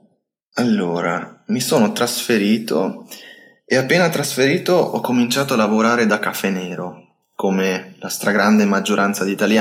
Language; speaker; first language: Italian; native; Italian